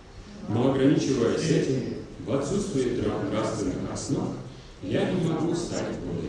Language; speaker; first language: Russian; native; Russian